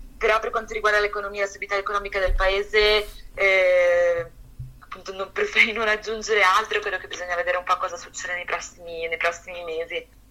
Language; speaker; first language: Italian; native; Italian